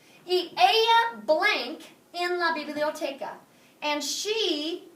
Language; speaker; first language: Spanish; non-native, fluent; English